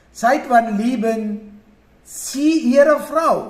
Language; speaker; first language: German; non-native, fluent; Sinhala